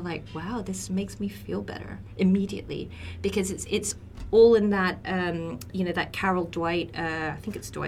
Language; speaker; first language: English; native; English